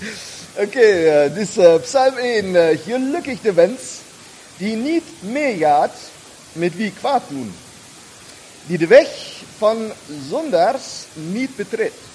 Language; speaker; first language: German; non-native, learner; Dutch